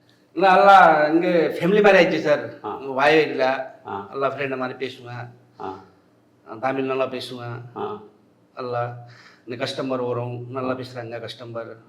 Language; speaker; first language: Tamil; non-native, learner; Hindi